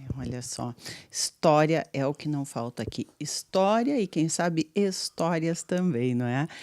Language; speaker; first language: Portuguese; native; Portuguese